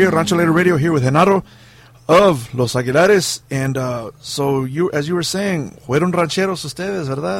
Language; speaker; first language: English; early bilingual, other home language; Spanish